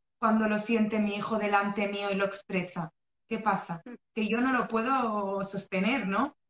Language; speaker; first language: Spanish; early bilingual, other home language; Arabic